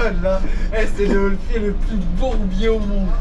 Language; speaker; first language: French; native; French